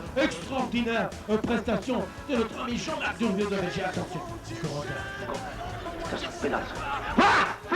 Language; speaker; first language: French; native; French